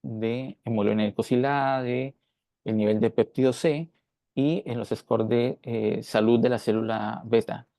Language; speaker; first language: Spanish; native; Spanish